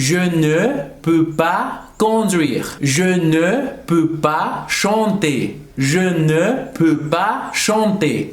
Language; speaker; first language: French; non-native, fluent; Spanish